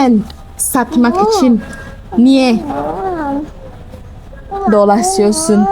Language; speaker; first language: Turkish; non-native, learner; Indonesian